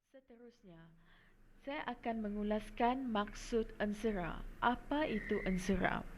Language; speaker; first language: Malay; non-native, local second language; Iban